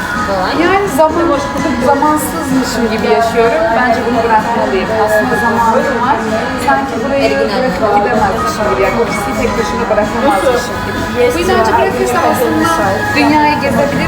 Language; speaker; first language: Turkish; native; Turkish